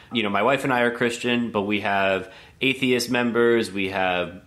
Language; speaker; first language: English; native; English